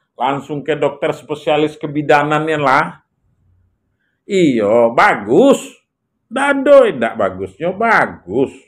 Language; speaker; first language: Indonesian; non-native, local second language; Minangkabau